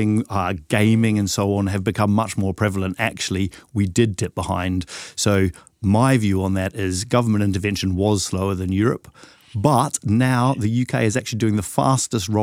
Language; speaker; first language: English; native; English